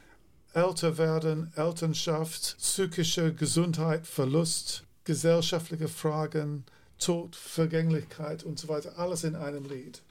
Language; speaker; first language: German; non-native, fluent; English